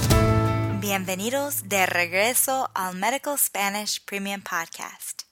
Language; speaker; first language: Spanish; non-native, fluent; English